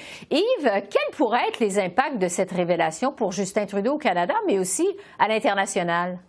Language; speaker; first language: French; native; French